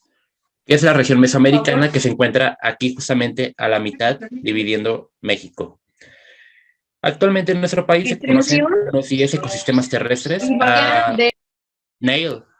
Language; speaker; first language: Spanish; native; Spanish